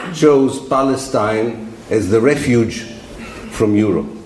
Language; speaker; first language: English; non-native, fluent; Arabic